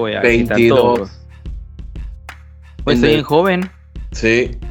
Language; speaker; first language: Spanish; native; Spanish